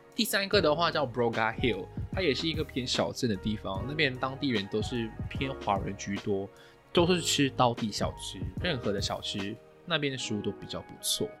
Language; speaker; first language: Chinese; native; Chinese